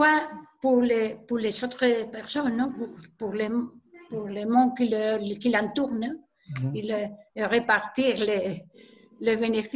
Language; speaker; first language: French; non-native, learner; Spanish